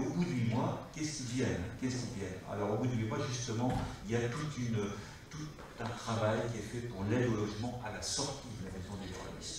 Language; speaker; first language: French; native; French